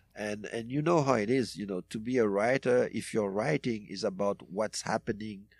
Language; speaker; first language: English; non-native, fluent; French